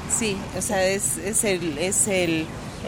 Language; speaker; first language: Spanish; native; Spanish